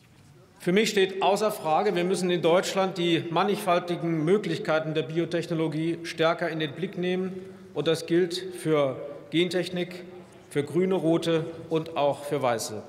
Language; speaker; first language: German; native; German